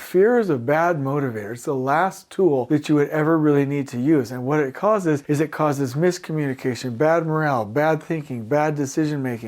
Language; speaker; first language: English; native; English